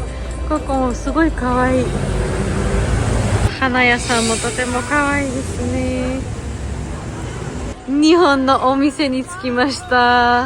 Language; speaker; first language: Japanese; non-native, fluent; Georgian